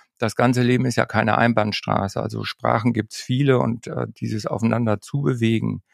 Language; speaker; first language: German; native; German